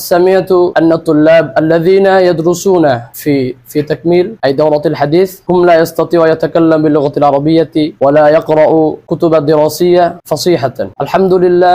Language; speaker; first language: Arabic; non-native, learner; Bangla